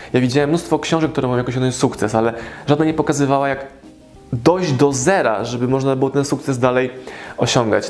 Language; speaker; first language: Polish; native; Polish